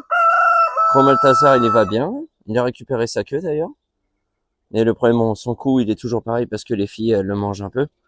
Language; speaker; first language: French; native; French